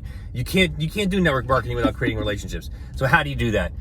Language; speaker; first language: English; native; English